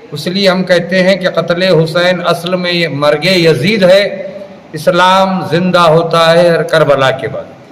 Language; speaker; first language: Urdu; native; Urdu